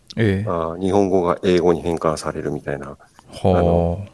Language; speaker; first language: Japanese; native; Japanese